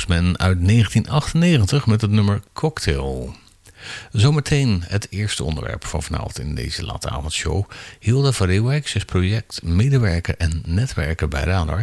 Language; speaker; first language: Dutch; native; Dutch